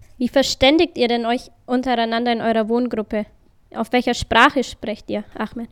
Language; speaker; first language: German; native; German